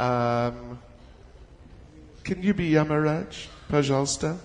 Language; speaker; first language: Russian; non-native, learner; English